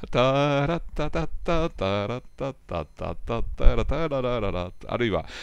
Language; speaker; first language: Japanese; native; Japanese